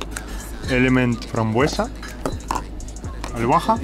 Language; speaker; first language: Spanish; native; Spanish